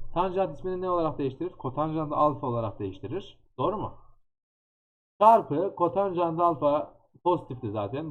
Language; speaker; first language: Turkish; native; Turkish